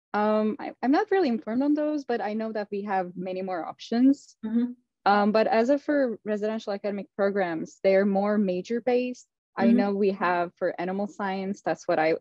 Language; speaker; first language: English; non-native, fluent; Turkish